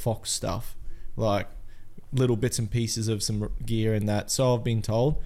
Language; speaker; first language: English; native; English